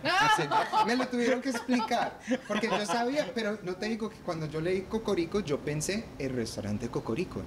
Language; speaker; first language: Spanish; early bilingual, heritage; Spanish